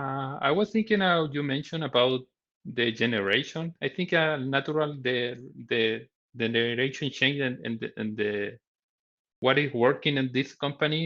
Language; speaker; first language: English; non-native, learner; Spanish